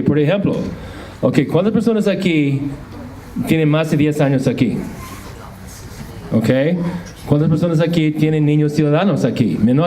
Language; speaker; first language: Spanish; non-native, fluent; English